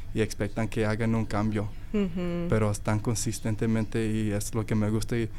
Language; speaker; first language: Spanish; early bilingual, heritage; Spanish